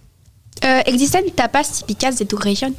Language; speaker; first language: Spanish; non-native, learner; French